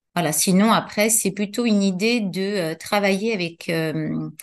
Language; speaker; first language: French; native; French